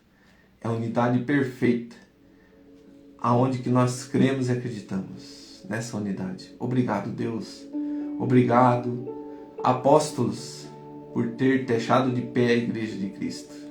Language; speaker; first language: Portuguese; native; Portuguese